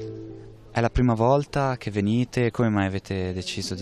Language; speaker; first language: Italian; native; Italian